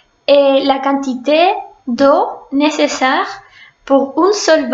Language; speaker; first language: French; non-native, fluent; Spanish